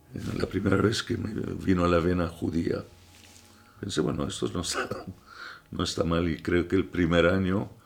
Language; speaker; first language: Spanish; non-native, fluent; Arabic